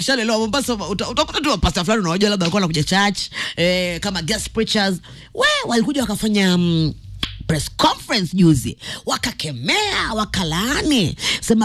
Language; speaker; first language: Swahili; native; Swahili